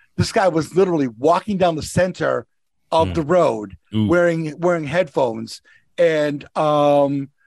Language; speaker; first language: English; native; English